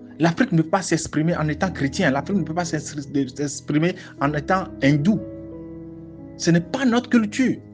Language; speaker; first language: French; non-native, local second language; Fon